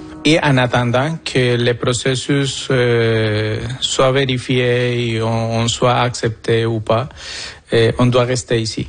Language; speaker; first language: French; non-native, fluent; Spanish